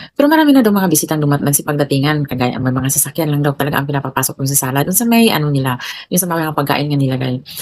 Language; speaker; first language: Filipino; non-native, local second language; Cebuano